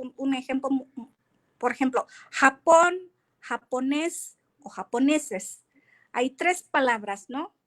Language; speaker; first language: Spanish; non-native, fluent; Indonesian